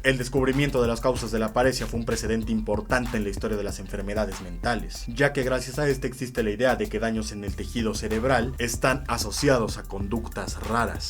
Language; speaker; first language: Spanish; native; Spanish